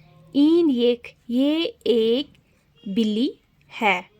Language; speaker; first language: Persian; non-native, learner; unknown